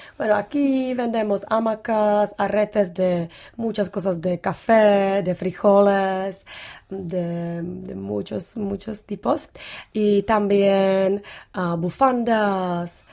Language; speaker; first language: Spanish; non-native, learner; Czech